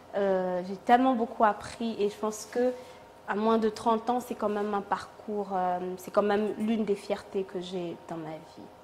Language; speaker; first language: French; non-native, local second language; Swahili